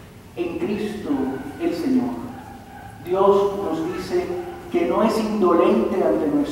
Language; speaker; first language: Spanish; native; Spanish